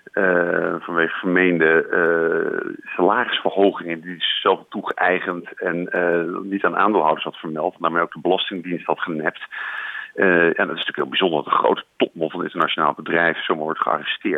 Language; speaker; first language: Dutch; native; Dutch